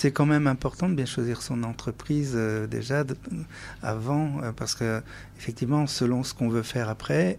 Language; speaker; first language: French; native; French